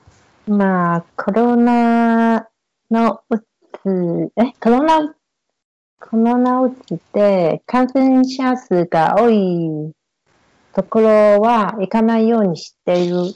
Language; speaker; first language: Japanese; non-native, learner; Chinese